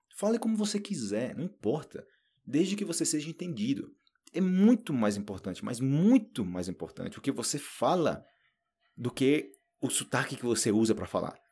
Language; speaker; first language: Portuguese; native; Portuguese